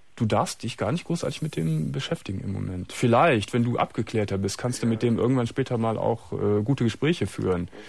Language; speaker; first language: German; native; German